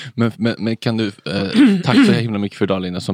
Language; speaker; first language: Swedish; native; Swedish